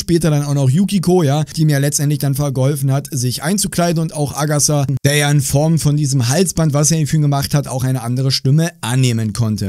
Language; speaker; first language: German; native; German